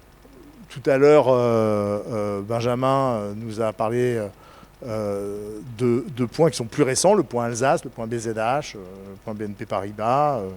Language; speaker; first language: French; native; French